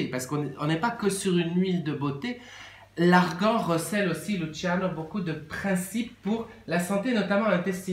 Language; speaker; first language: French; native; French